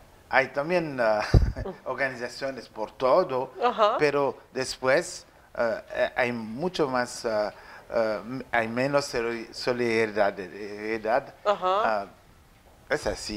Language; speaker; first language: Spanish; non-native, learner; French